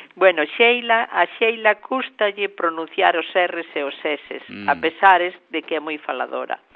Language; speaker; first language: Galician; native; Galician